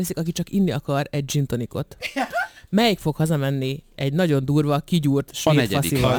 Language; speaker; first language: Hungarian; native; Hungarian